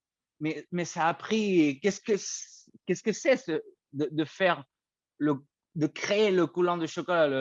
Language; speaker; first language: French; non-native, fluent; Spanish